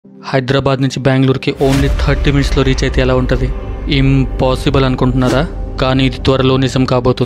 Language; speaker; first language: Telugu; native; Telugu